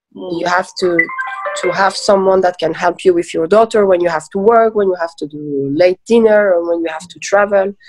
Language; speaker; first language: English; early bilingual, other home language; Persian